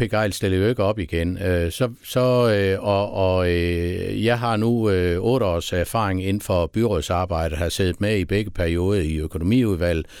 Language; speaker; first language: Danish; native; Danish